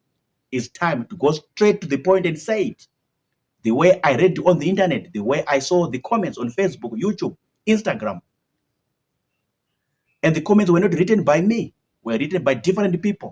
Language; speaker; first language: English; non-native, local second language; Shona